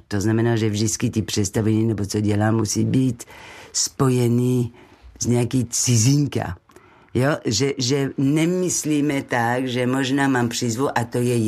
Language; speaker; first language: Czech; non-native, learner; French